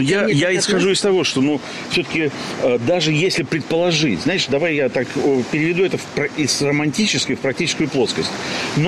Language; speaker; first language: Russian; native; Russian